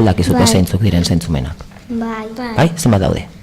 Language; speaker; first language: Basque; native; Basque